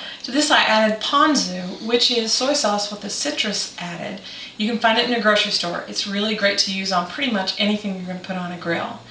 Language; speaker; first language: English; native; English